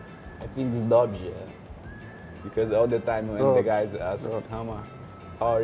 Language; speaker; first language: English; non-native, learner; Portuguese